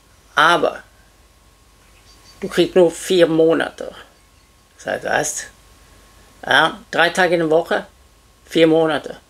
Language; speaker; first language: German; non-native, fluent; Swedish